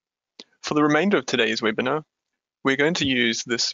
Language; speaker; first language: English; native; English